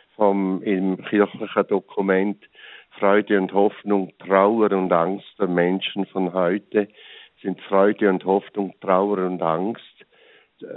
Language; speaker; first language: German; native; German